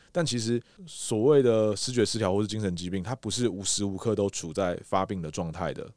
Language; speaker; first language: Chinese; native; Chinese